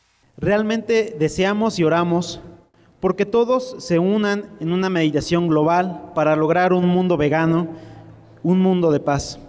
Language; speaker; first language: Spanish; native; Spanish